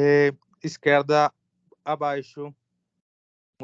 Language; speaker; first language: Portuguese; non-native, learner; Spanish